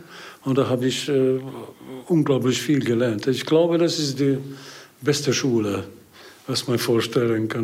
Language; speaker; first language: German; non-native, learner; Hungarian